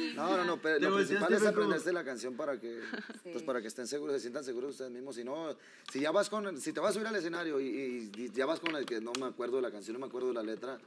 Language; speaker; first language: Spanish; native; Spanish